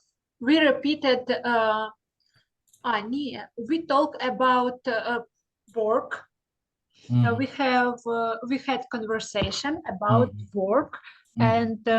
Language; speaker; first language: English; non-native, learner; Ukrainian